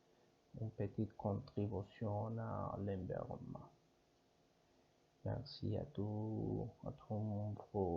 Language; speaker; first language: French; non-native, learner; Spanish